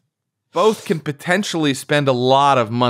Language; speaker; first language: English; native; English